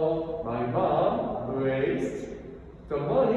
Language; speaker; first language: English; non-native, learner; Korean